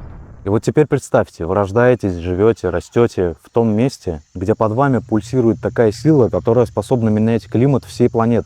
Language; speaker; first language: Russian; native; Russian